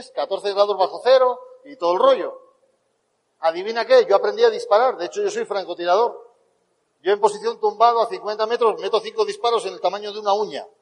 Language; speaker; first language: Spanish; native; Spanish